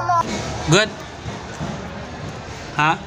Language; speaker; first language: English; non-native, learner; Filipino